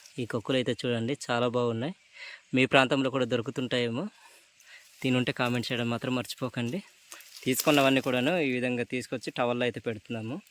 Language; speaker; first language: Telugu; non-native, local second language; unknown